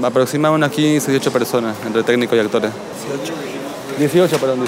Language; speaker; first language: Spanish; native; Spanish